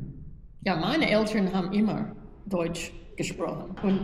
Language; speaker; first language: German; early bilingual, heritage; German